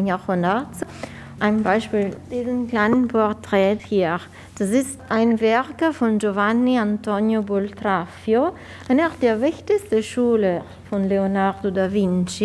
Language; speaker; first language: German; non-native, fluent; Italian